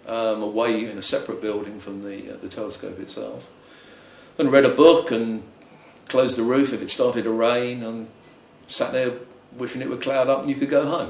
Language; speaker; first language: English; native; English